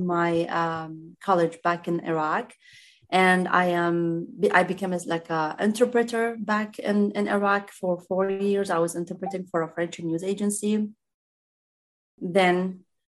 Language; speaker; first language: English; non-native, fluent; Arabic